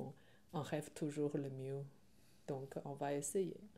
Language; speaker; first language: French; non-native, learner; Chinese